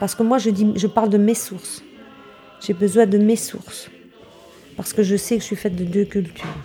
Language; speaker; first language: French; early bilingual, other home language; Italian